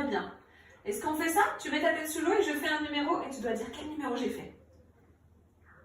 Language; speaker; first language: French; native; French